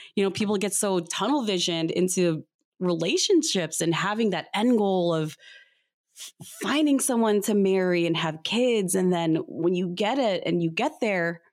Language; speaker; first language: English; early bilingual, other home language; Filipino